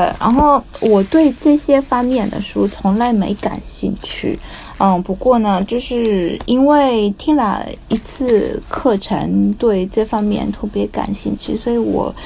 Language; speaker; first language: Chinese; non-native, fluent; Japanese